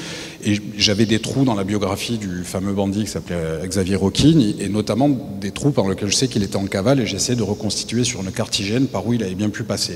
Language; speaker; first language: French; native; French